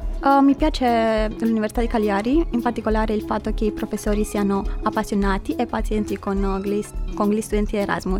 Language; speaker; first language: Italian; non-native, fluent; Romanian